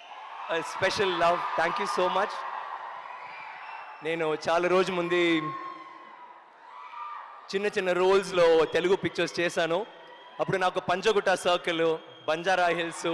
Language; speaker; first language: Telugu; non-native, learner; Tamil